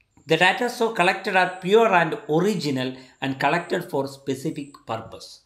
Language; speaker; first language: English; non-native, local second language; Malayalam